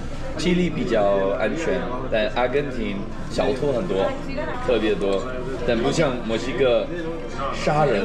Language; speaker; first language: Chinese; non-native, fluent; English